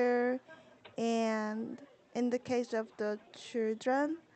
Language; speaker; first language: English; non-native, learner; Korean